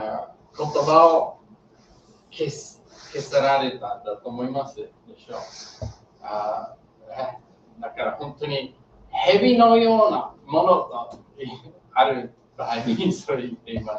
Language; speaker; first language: Japanese; non-native, learner; English